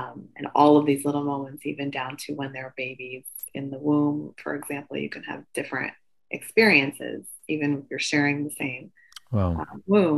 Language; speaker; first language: English; native; English